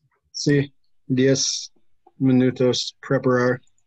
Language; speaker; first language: Spanish; non-native, learner; English